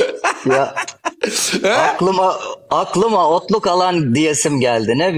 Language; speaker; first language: Turkish; native; Turkish